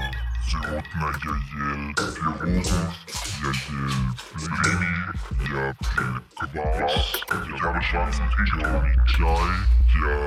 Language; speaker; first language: Russian; non-native, learner; German